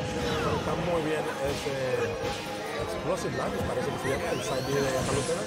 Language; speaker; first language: Spanish; native; Spanish